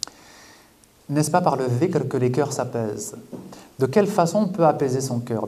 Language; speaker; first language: French; native; French